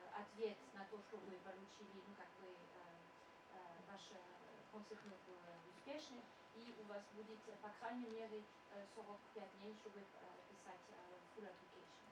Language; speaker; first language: Russian; non-native, fluent; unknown